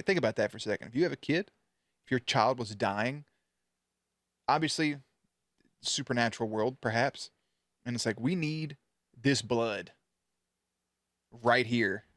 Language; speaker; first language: English; native; English